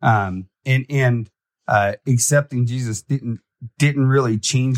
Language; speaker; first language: English; native; English